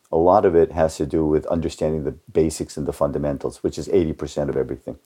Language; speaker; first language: English; early bilingual, other home language; Japanese